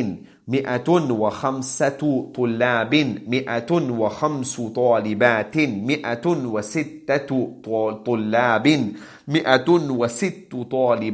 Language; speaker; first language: Arabic; non-native, fluent; English